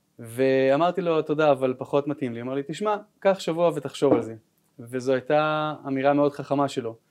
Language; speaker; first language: Hebrew; native; Hebrew